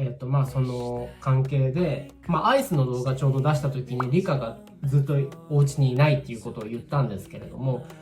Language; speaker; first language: Japanese; native; Japanese